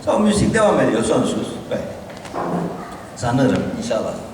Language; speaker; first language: Turkish; non-native, learner; Spanish